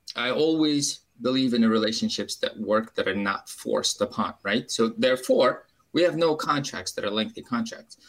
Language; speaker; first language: English; non-native, fluent; Uzbek